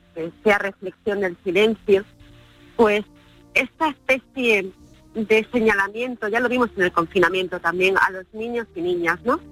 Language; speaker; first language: Spanish; native; Spanish